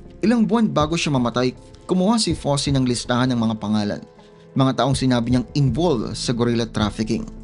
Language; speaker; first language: Filipino; native; Filipino